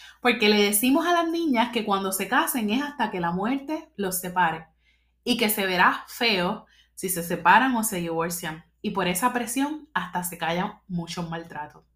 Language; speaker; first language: Spanish; native; Spanish